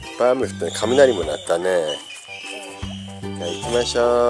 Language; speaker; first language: Japanese; native; Japanese